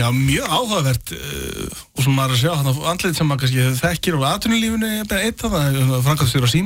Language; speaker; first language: Icelandic; native; Icelandic